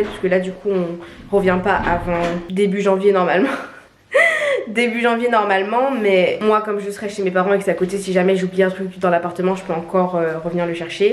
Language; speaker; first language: French; native; French